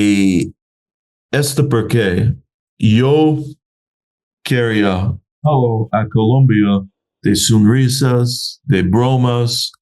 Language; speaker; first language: Spanish; non-native, learner; English